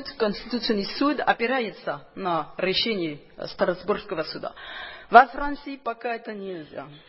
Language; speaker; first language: Russian; non-native, fluent; French